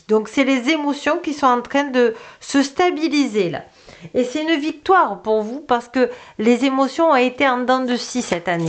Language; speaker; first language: French; native; French